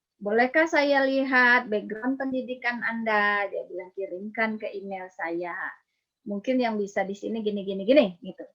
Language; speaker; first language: Indonesian; native; Indonesian